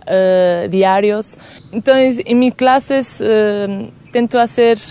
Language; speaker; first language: Spanish; non-native, fluent; Portuguese